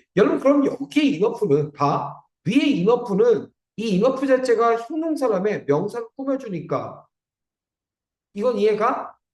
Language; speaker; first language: Korean; native; Korean